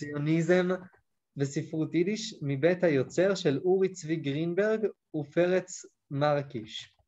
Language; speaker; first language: Hebrew; native; Hebrew